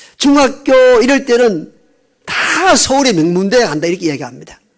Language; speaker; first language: Korean; native; Korean